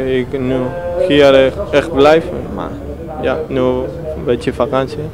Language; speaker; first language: Dutch; non-native, learner; Spanish